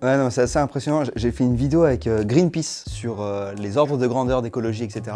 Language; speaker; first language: French; early bilingual, other home language; Persian